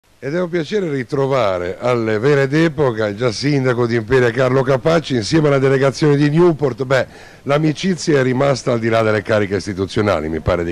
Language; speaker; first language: Italian; native; Italian